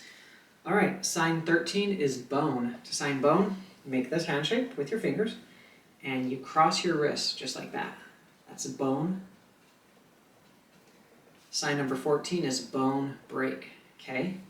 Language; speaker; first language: English; native; English